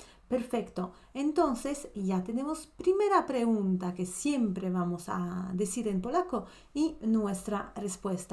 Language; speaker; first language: Spanish; non-native, fluent; Polish